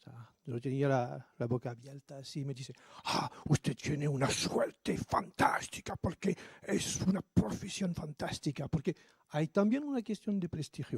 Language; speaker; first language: Spanish; non-native, fluent; French